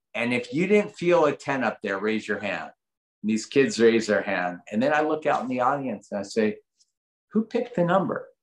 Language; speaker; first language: English; native; English